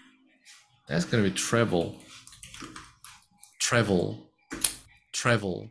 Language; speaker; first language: English; non-native, fluent; Korean